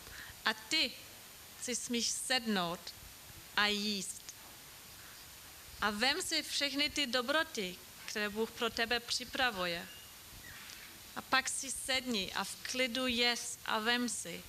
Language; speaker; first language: Czech; non-native, fluent; German